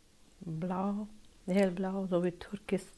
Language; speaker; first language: German; non-native, learner; Russian